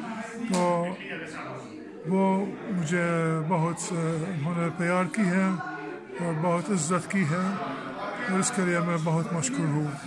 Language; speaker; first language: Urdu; non-native, learner; Maltese